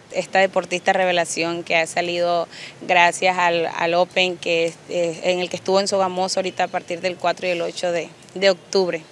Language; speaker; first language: Spanish; native; Spanish